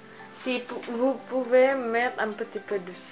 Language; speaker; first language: French; non-native, learner; Indonesian